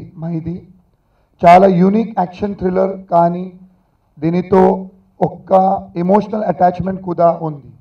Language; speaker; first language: Telugu; non-native, learner; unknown